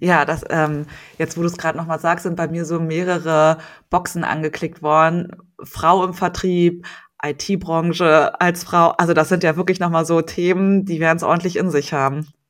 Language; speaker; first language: German; native; German